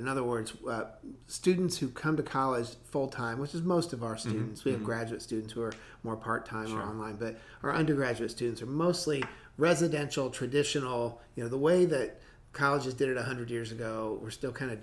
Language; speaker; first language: English; native; English